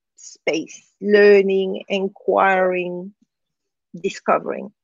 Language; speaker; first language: English; non-native, fluent; French